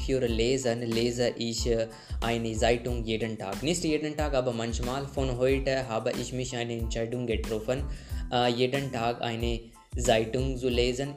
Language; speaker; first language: German; non-native, learner; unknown